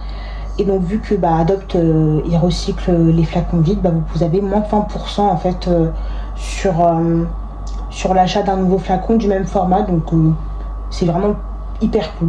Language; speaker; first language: French; native; French